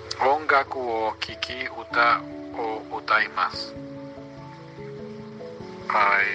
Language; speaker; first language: Japanese; non-native, learner; English